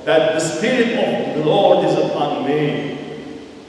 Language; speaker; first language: English; non-native, fluent; Armenian